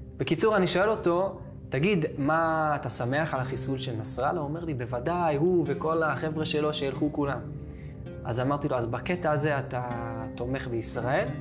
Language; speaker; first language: Hebrew; native; Hebrew